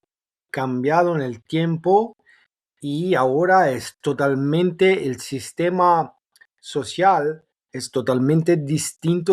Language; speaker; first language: Spanish; non-native, fluent; Italian